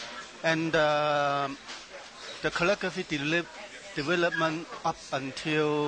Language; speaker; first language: English; non-native, learner; Chinese